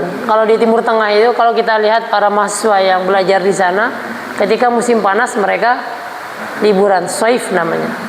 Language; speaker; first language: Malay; non-native, local second language; Javanese